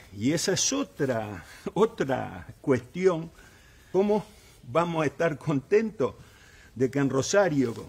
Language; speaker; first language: Spanish; native; Spanish